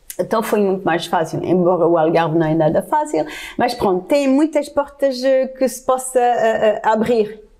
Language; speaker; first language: Portuguese; non-native, fluent; French